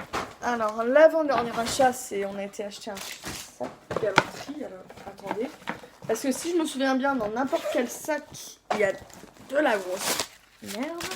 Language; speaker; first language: French; native; French